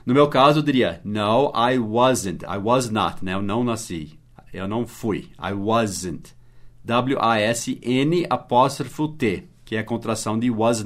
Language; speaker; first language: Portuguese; non-native, fluent; English